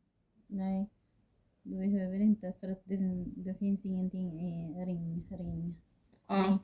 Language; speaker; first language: Swedish; non-native, fluent; Filipino